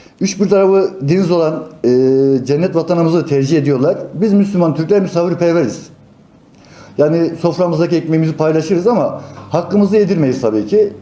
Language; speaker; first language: Turkish; native; Turkish